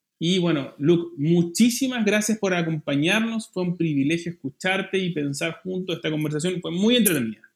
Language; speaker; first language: Spanish; native; Spanish